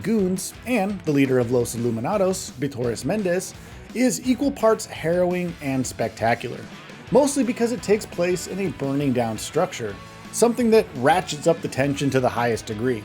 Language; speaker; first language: English; native; English